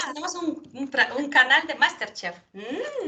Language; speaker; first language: Spanish; non-native, fluent; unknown